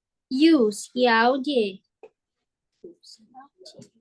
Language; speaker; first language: Chinese; non-native, learner; Filipino